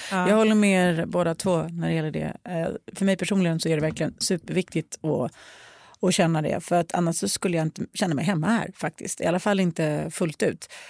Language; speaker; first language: Swedish; early bilingual, other home language; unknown